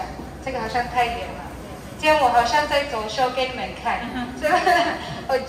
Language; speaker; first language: Chinese; non-native, learner; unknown